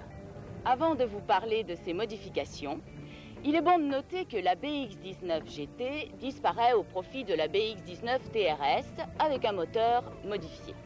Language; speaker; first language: French; native; French